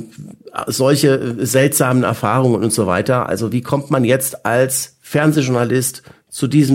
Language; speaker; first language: German; native; German